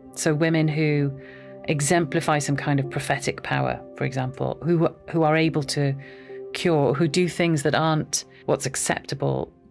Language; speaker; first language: English; native; English